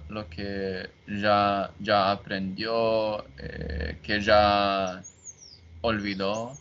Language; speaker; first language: Spanish; non-native, learner; Portuguese